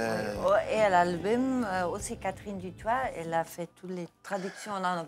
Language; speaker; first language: French; non-native, learner; Afrikaans